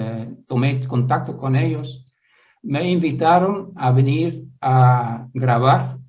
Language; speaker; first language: Spanish; non-native, fluent; Dutch